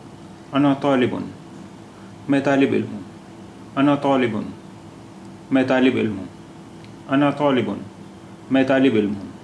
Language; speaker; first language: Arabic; non-native, fluent; Urdu